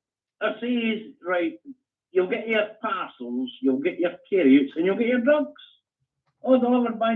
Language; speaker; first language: English; native; English